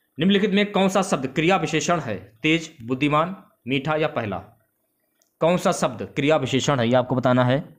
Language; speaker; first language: Hindi; native; Hindi